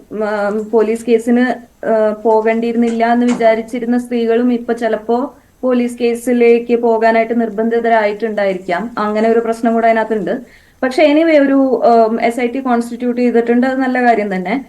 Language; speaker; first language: Malayalam; native; Malayalam